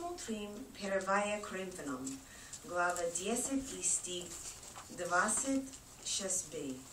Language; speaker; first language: Russian; non-native, learner; English